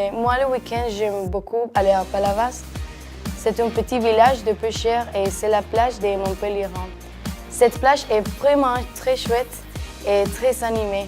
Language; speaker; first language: French; non-native, fluent; Spanish